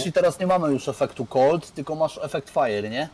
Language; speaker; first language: Polish; native; Polish